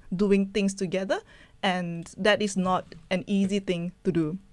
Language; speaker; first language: English; non-native, local second language; Chinese